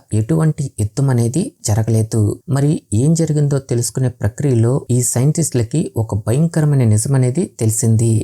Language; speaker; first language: Telugu; native; Telugu